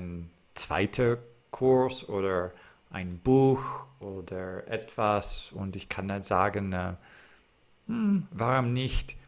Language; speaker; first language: German; non-native, learner; English